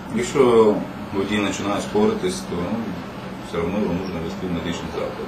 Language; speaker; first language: Ukrainian; native; Ukrainian